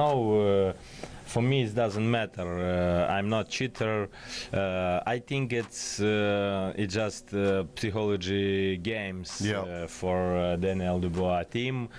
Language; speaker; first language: English; non-native, learner; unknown